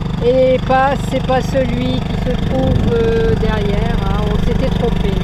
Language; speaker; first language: French; native; French